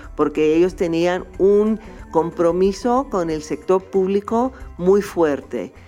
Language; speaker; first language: Spanish; non-native, fluent; English